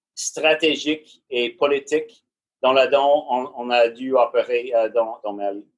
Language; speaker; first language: French; non-native, learner; English